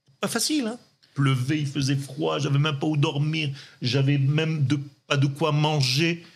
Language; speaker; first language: French; non-native, local second language; Hebrew